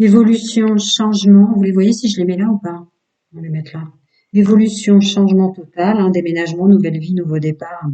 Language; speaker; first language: French; native; French